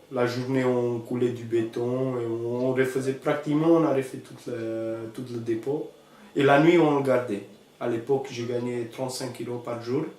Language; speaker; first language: French; non-native, fluent; Romanian